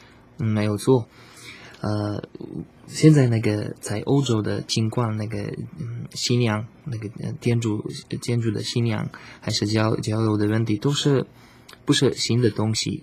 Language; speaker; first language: Chinese; non-native, learner; Slovak